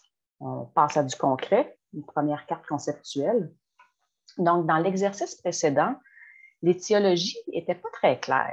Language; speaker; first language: French; native; French